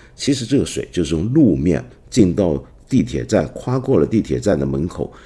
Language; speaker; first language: Chinese; non-native, local second language; Cantonese